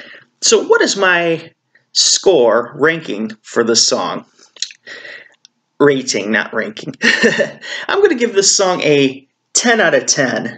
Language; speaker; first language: English; native; English